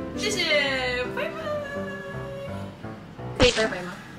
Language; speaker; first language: Chinese; non-native, fluent; Korean